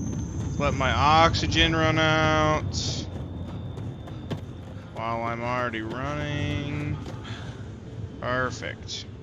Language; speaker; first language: English; native; English